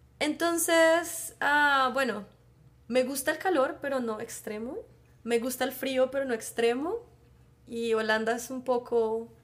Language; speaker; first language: Spanish; native; Spanish